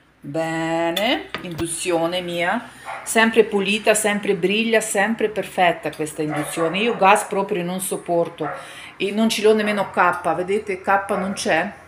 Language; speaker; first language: Italian; non-native, learner; Ukrainian